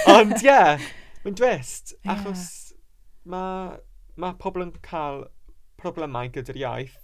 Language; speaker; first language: Welsh; non-native, local second language; English